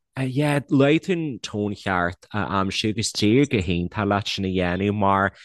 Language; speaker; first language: Irish; non-native, local second language; English